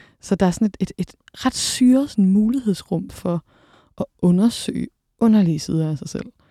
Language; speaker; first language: Danish; native; Danish